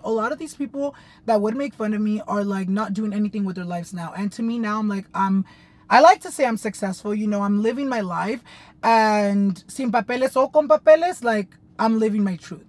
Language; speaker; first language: English; early bilingual, other home language; Spanish